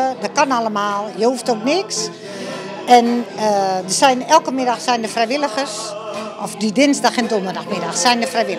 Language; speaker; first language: Dutch; native; Dutch